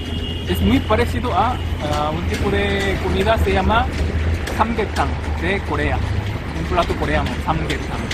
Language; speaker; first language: Spanish; non-native, learner; Korean